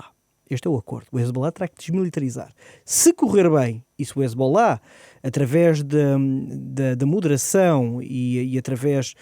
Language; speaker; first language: Portuguese; native; Portuguese